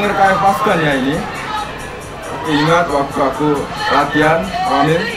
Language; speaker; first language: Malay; non-native, fluent; Korean